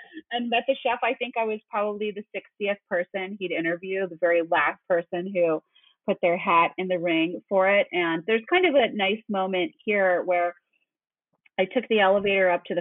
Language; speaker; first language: English; native; English